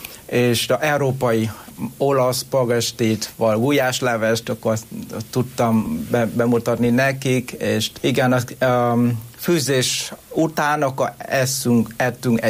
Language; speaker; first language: Hungarian; non-native, learner; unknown